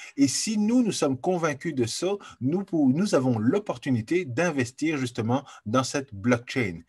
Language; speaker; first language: French; native; French